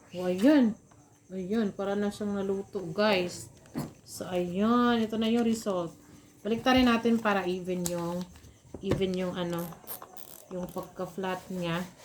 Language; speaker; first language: Filipino; native; Filipino